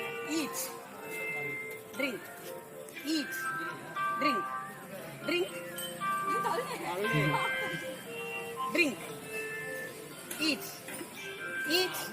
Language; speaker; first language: English; non-native, local second language; Tamil